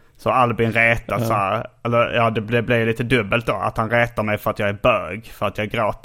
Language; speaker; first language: Swedish; native; Swedish